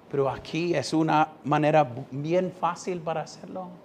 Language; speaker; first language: Spanish; non-native, fluent; English